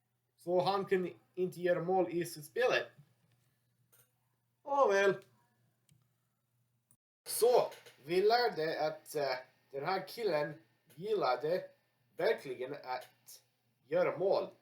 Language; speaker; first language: Swedish; non-native, learner; English